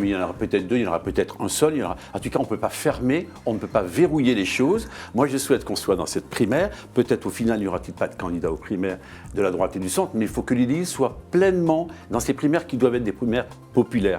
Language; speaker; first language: French; native; French